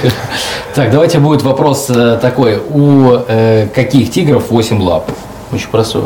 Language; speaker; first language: Russian; native; Russian